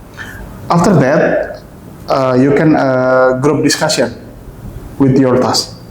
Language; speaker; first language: English; non-native, local second language; Indonesian